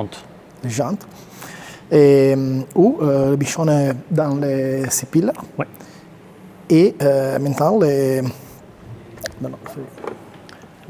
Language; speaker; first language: French; non-native, learner; Italian